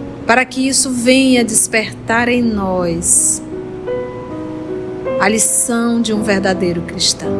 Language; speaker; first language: Portuguese; native; Portuguese